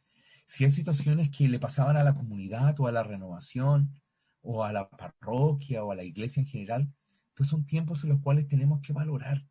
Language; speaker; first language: Spanish; native; Spanish